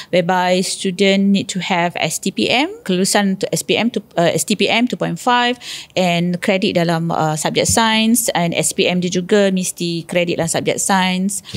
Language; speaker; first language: English; non-native, local second language; Malay